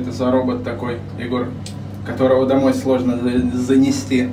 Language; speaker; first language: Russian; native; Russian